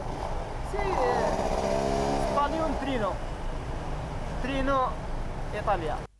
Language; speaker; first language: Italian; non-native, learner; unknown